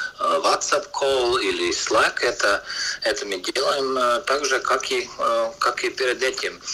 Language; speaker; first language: Russian; non-native, local second language; Latvian